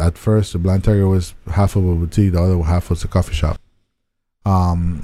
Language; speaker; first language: English; non-native, fluent; Spanish